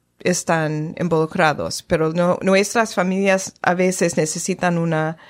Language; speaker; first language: Spanish; non-native, fluent; English